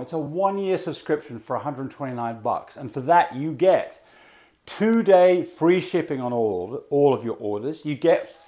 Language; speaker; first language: English; native; English